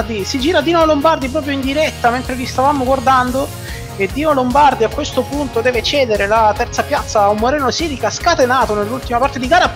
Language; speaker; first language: Italian; native; Italian